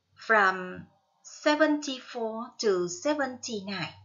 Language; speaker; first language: English; non-native, fluent; Vietnamese